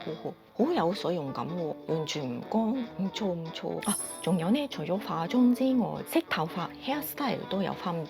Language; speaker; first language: Cantonese; non-native, fluent; Japanese